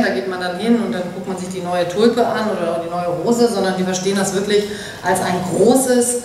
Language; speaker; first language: German; native; German